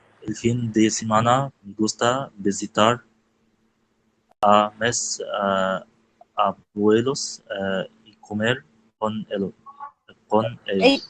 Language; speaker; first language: Spanish; non-native, learner; Arabic